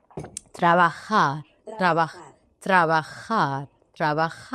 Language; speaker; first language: Spanish; non-native, learner; Arabic